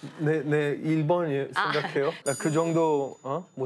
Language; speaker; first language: Korean; non-native, learner; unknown